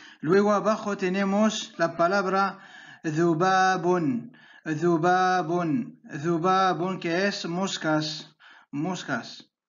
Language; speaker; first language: Spanish; non-native, fluent; Arabic